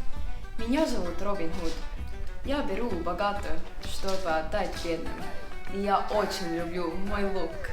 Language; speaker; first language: Russian; non-native, learner; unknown